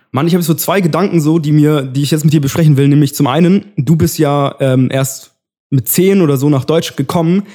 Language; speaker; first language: German; early bilingual, other home language; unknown